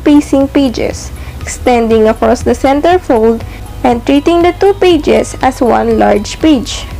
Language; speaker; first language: English; non-native, local second language; Filipino